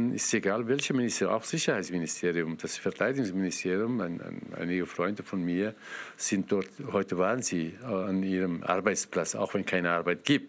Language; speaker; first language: German; non-native, fluent; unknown